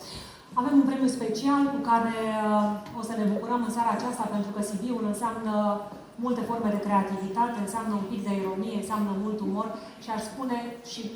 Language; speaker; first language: Romanian; native; Romanian